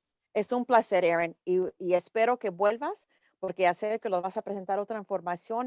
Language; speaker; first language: Spanish; early bilingual, heritage; English